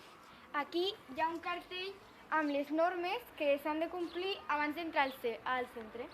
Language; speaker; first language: Catalan; non-native, learner; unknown